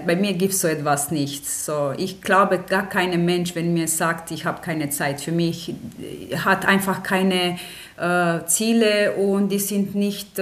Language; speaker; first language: German; non-native, fluent; Romanian